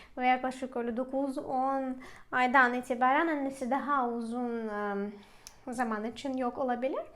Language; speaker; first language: Turkish; non-native, fluent; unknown